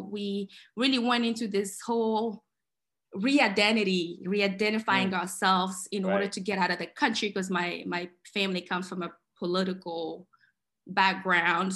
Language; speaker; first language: English; non-native, fluent; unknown